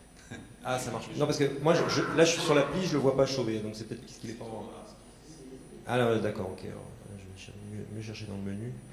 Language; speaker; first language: French; native; French